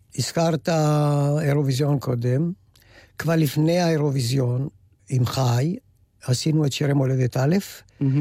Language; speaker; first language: Hebrew; native; Hebrew